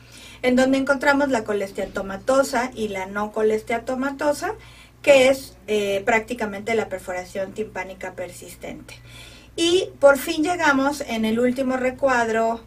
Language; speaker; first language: Spanish; native; Spanish